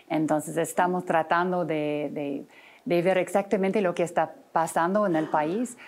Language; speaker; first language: Spanish; non-native, fluent; English